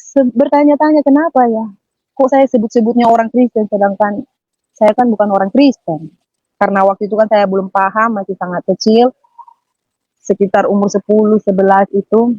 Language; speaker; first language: Indonesian; native; Indonesian